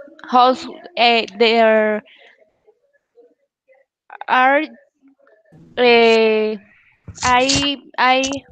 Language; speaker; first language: English; non-native, learner; Spanish